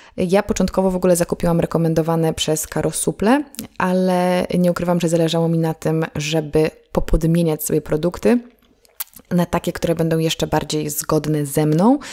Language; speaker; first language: Polish; native; Polish